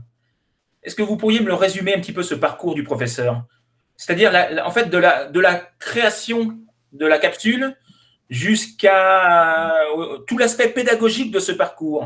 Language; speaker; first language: French; native; French